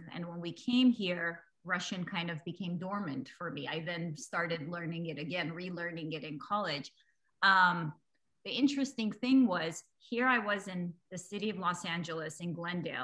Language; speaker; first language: English; early bilingual, other home language; Armenian